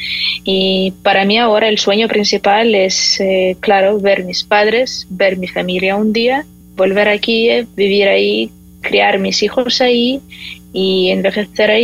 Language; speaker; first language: Spanish; non-native, fluent; Ukrainian